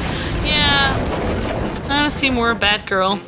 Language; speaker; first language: English; native; English